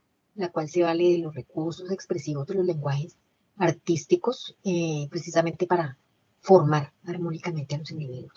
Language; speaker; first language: Spanish; native; Spanish